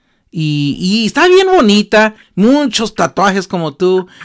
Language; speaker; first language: Spanish; early bilingual, heritage; Spanish